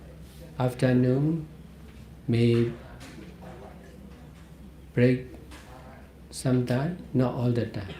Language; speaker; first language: English; non-native, fluent; Burmese